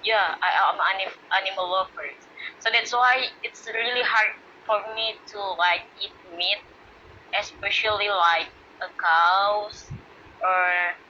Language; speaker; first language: English; non-native, learner; Indonesian